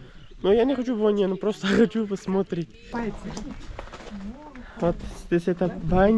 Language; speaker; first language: Russian; non-native, learner; Urdu